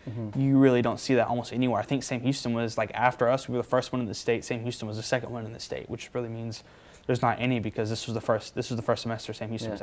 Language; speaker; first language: English; native; English